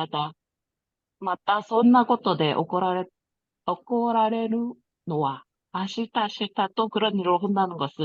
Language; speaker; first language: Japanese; non-native, learner; Korean